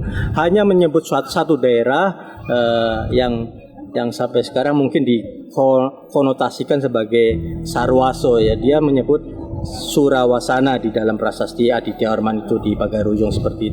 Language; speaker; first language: Indonesian; native; Indonesian